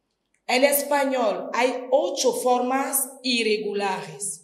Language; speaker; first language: Spanish; non-native, fluent; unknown